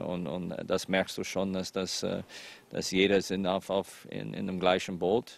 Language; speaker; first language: German; non-native, fluent; English